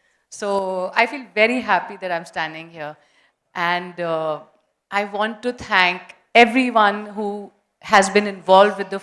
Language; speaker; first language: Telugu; non-native, fluent; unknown